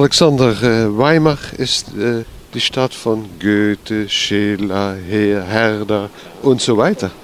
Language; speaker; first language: German; non-native, learner; Dutch